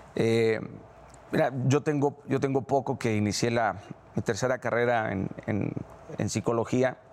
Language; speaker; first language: Spanish; native; Spanish